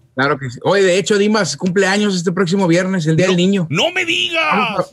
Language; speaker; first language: Spanish; native; Spanish